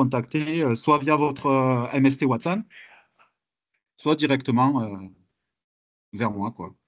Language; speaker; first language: French; native; French